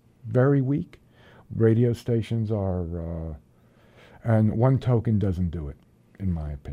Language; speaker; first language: English; native; English